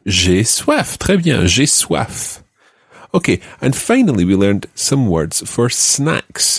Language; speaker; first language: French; non-native, fluent; English